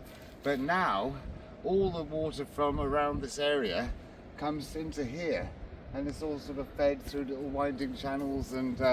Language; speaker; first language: English; native; English